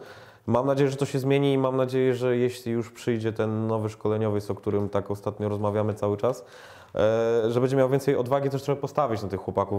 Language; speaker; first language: Polish; native; Polish